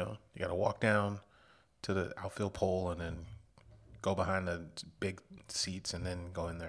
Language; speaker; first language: English; native; English